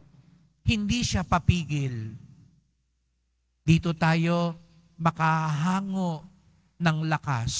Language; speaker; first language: Filipino; native; Filipino